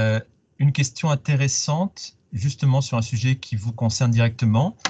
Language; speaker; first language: French; native; French